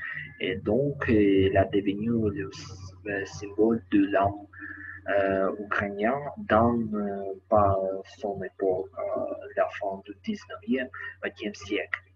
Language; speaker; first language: French; non-native, learner; Ukrainian